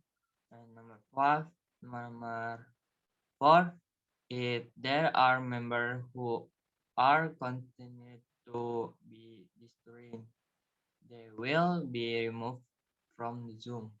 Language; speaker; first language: English; non-native, learner; Indonesian